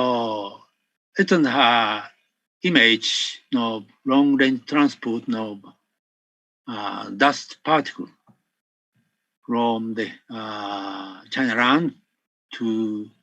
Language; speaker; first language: English; non-native, fluent; Japanese